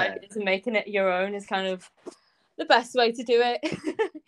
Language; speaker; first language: English; native; English